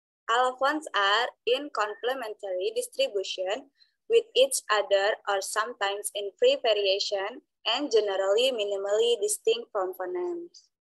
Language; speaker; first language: English; non-native, learner; Indonesian